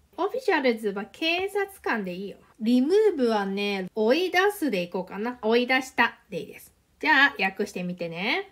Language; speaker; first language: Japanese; native; Japanese